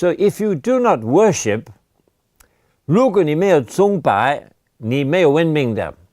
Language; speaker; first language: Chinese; non-native, fluent; English